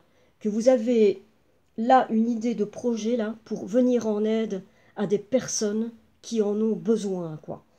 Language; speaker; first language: French; native; French